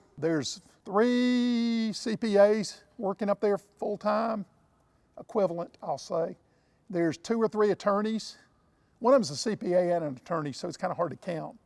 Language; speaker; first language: English; native; English